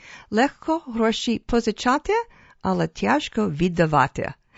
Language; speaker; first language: Ukrainian; early bilingual, heritage; Ukrainian